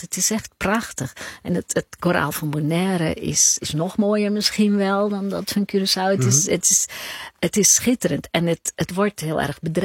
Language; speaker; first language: Dutch; native; Dutch